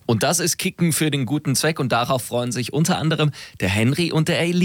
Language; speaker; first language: German; native; German